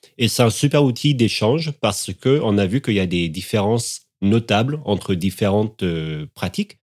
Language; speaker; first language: French; native; French